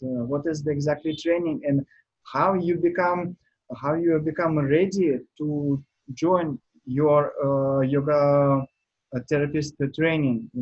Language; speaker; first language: English; non-native, learner; Russian